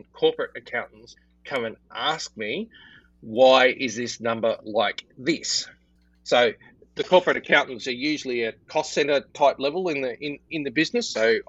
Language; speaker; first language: English; native; English